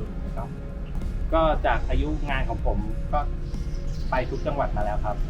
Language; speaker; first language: Thai; native; Thai